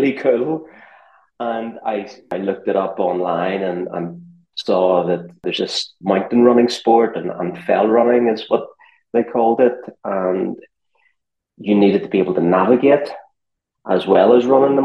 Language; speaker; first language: English; native; English